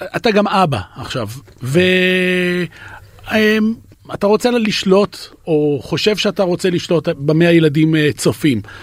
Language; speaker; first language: Hebrew; native; Hebrew